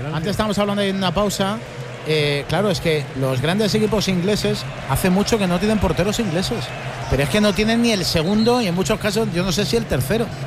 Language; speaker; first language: Spanish; native; Spanish